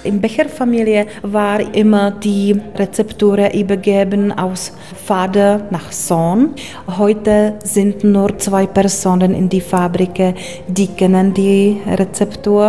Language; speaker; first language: German; non-native, fluent; Czech